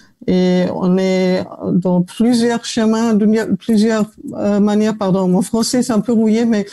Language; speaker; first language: French; non-native, fluent; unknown